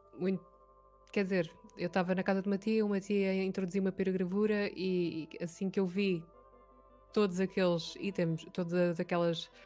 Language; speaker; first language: Portuguese; native; Portuguese